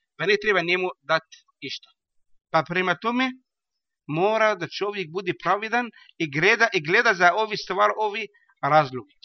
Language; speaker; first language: Bosnian; non-native, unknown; Arabic